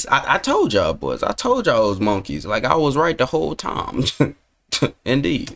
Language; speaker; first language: English; native; English